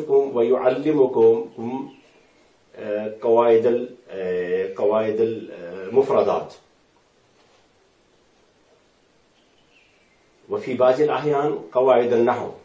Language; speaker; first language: Arabic; non-native, fluent; Urdu